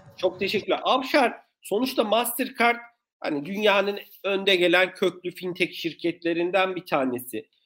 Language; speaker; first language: Turkish; native; Turkish